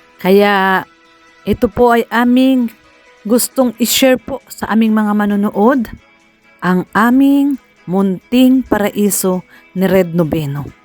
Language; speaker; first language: Filipino; native; Filipino